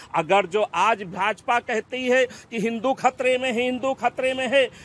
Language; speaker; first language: Hindi; native; Hindi